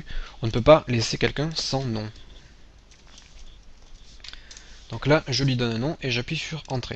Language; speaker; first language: French; native; French